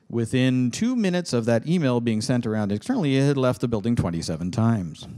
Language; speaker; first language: English; native; English